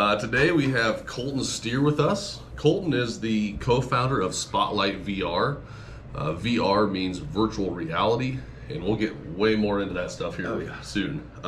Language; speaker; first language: English; native; English